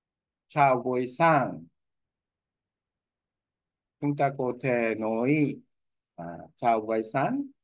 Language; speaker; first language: Vietnamese; non-native, learner; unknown